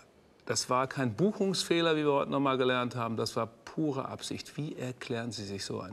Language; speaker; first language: German; native; German